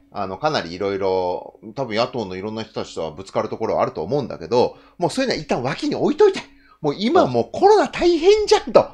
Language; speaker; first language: Japanese; native; Japanese